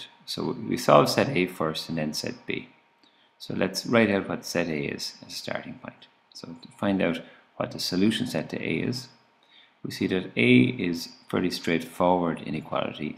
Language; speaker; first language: English; native; English